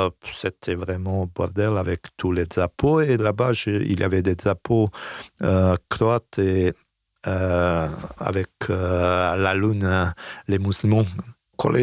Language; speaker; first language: French; non-native, fluent; Bosnian